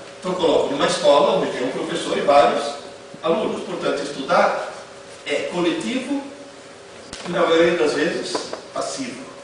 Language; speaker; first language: Portuguese; non-native, fluent; Italian